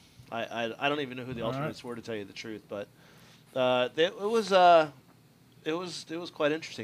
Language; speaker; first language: English; native; English